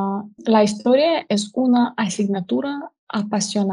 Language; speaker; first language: Spanish; non-native, learner; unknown